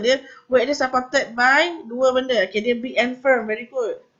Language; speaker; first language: English; non-native, local second language; Malay